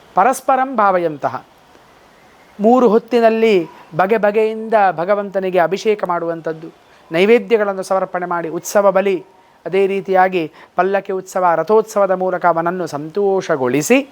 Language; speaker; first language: Kannada; native; Kannada